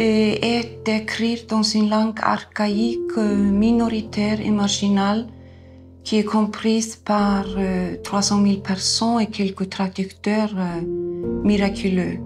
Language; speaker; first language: French; non-native, fluent; Icelandic